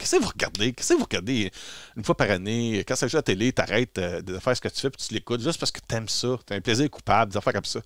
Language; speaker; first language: French; native; French